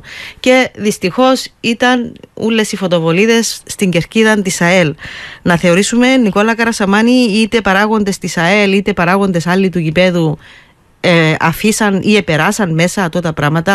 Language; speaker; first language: Greek; native; Greek